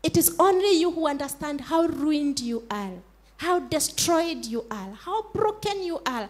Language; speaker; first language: English; non-native, local second language; Swahili